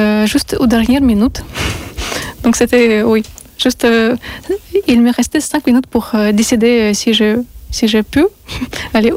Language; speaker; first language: French; non-native, learner; Russian